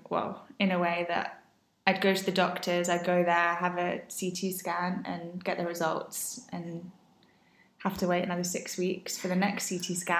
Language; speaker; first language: English; native; English